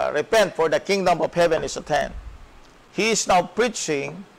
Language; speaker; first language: English; non-native, local second language; Filipino